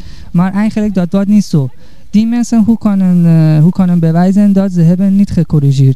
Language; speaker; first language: Dutch; non-native, learner; Persian